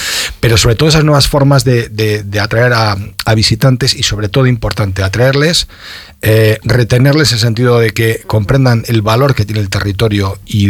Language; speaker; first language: Spanish; native; Spanish